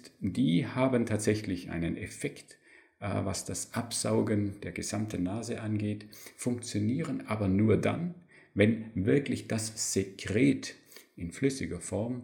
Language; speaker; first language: German; native; German